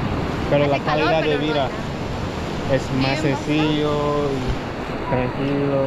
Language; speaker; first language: Spanish; non-native, learner; English